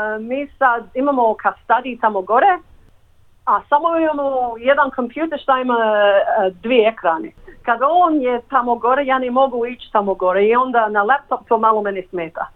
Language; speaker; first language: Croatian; early bilingual, heritage; English